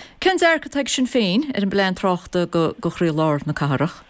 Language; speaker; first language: Irish; native; Irish